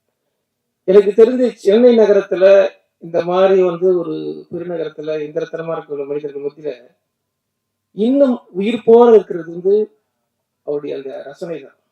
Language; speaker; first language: Tamil; native; Tamil